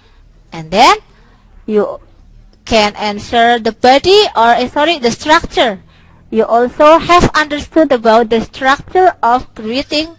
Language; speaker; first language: English; non-native, local second language; Indonesian